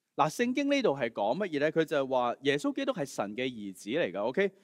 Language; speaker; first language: Cantonese; native; Cantonese